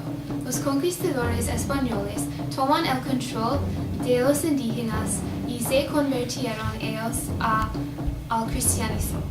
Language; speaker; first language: Spanish; non-native, learner; English